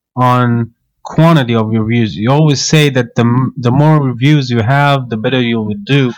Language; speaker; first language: English; non-native, fluent; Hebrew